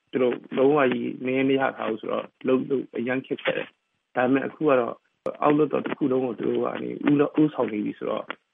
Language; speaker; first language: Burmese; non-native, local second language; Kachin